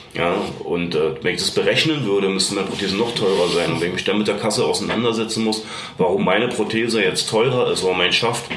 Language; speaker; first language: German; native; German